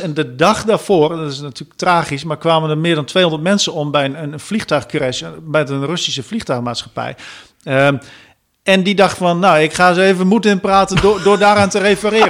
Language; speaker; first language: Dutch; native; Dutch